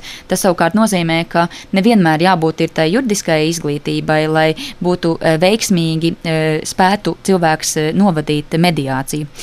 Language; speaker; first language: Latvian; native; Latvian